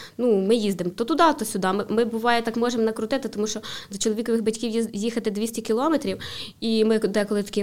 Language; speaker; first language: Ukrainian; native; Ukrainian